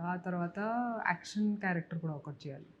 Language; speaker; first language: Telugu; non-native, fluent; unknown